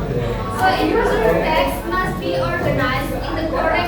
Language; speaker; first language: English; non-native, learner; Indonesian